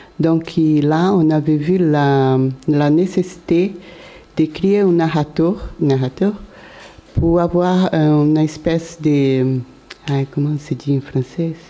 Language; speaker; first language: French; non-native, learner; Portuguese